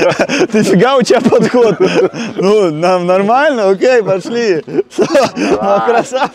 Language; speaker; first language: Russian; native; Russian